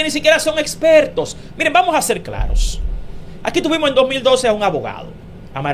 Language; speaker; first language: Spanish; native; Spanish